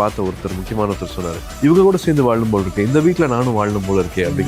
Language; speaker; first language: Tamil; native; Tamil